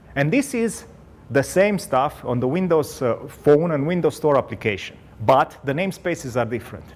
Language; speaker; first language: English; non-native, fluent; Romanian